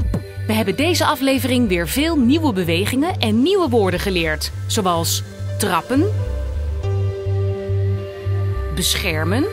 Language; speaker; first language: Dutch; native; Dutch